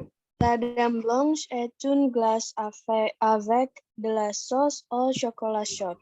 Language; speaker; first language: French; non-native, learner; Indonesian